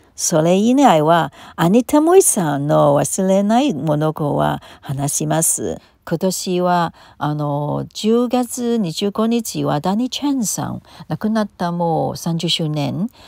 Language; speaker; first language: Japanese; non-native, learner; Cantonese